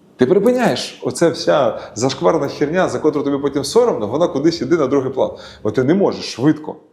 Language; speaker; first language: Ukrainian; non-native, local second language; Russian